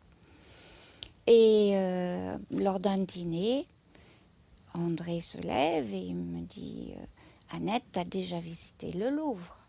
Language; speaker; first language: French; non-native, fluent; German